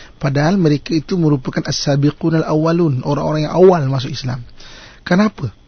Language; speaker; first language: Malay; native; Malay